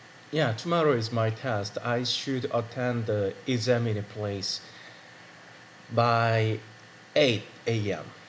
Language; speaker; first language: English; non-native, learner; Korean